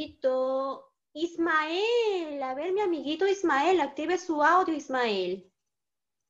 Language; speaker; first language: Spanish; native; Spanish